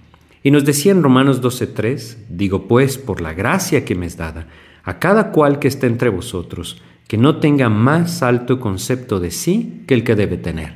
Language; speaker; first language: Spanish; native; Spanish